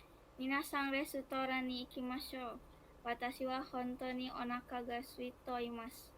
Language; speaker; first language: Japanese; non-native, learner; Indonesian